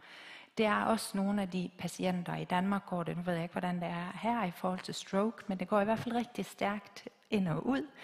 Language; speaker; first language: Danish; native; Danish